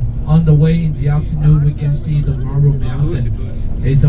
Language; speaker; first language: English; non-native, local second language; Vietnamese